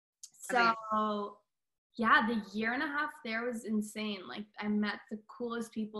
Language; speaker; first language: English; native; English